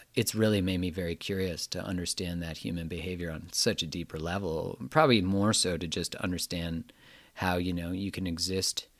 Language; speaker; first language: English; native; English